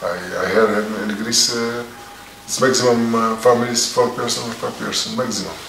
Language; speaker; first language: English; non-native, learner; Arabic